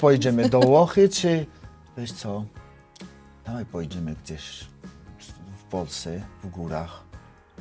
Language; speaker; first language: Polish; non-native, learner; Georgian